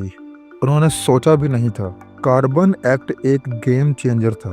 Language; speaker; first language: Hindi; native; Hindi